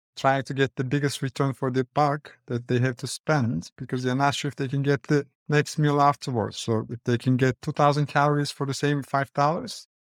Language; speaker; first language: English; non-native, fluent; Turkish